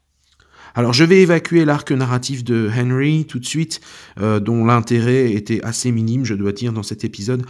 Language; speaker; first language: French; native; French